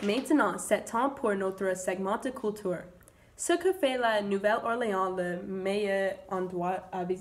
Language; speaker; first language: French; non-native, learner; English